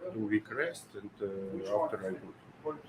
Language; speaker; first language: English; non-native, learner; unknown